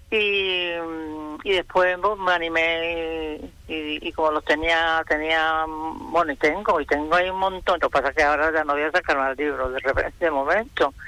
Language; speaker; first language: Spanish; native; Spanish